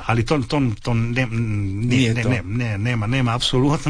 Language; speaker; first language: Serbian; non-native, fluent; Italian